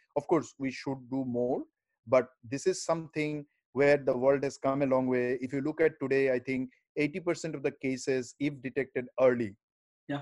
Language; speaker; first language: English; non-native, local second language; Bangla